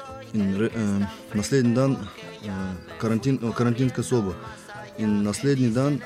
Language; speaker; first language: Slovenian; non-native, learner; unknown